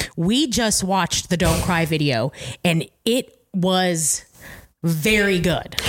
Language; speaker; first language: English; native; English